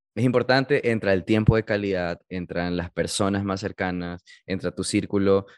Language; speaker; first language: Spanish; early bilingual, heritage; Spanish